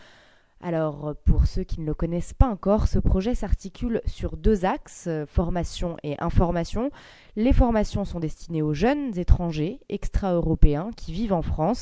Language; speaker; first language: French; native; French